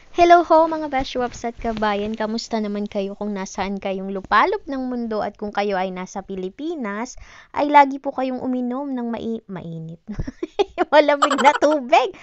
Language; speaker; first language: Filipino; non-native, local second language; Hiligaynon